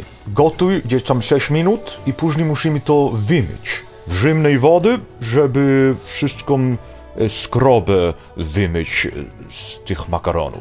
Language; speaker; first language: Polish; early bilingual, heritage; Polish